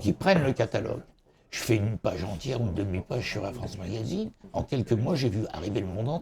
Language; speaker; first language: French; native; French